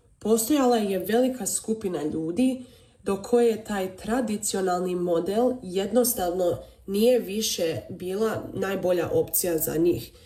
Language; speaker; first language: Serbian; early bilingual, heritage; Croatian